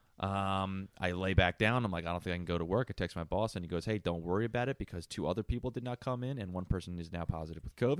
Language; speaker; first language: English; native; English